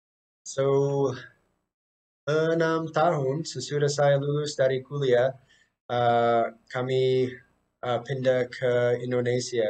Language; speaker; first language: Indonesian; non-native, fluent; English